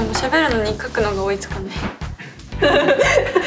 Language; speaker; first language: Japanese; native; Japanese